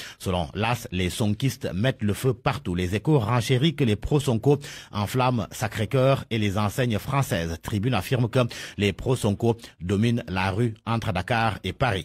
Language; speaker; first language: French; non-native, local second language; Wolof